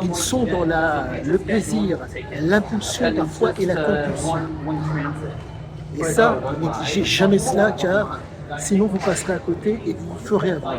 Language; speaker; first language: French; native; French